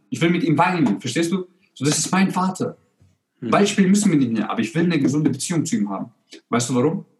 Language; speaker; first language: German; early bilingual, other home language; Croatian